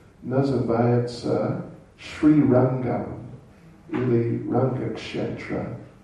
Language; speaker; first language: Russian; non-native, learner; English